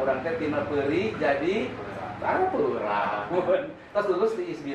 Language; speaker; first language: Indonesian; native; Indonesian